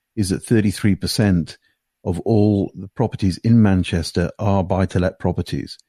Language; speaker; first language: English; native; English